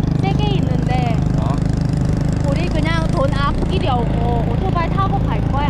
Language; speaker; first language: Korean; non-native, learner; Vietnamese